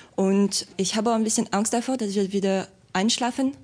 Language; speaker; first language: German; non-native, fluent; French